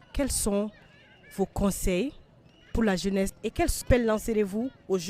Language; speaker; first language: French; non-native, local second language; Bambara